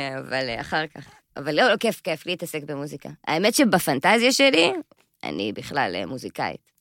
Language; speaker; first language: Hebrew; native; Hebrew